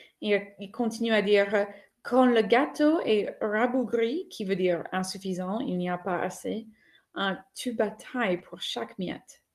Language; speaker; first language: French; non-native, fluent; English